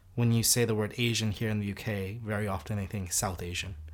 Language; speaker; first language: English; native; English